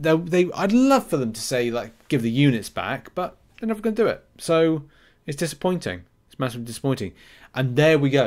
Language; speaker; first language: English; native; English